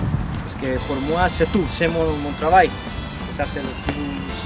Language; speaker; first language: French; non-native, learner; Spanish